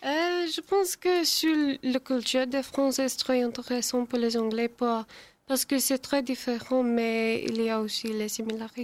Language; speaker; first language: French; non-native, learner; English